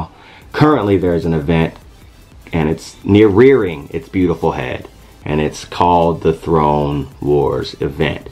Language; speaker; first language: English; native; English